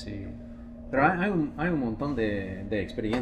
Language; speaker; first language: Spanish; non-native, fluent; English